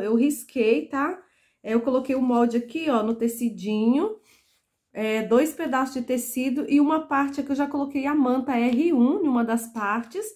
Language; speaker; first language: Portuguese; native; Portuguese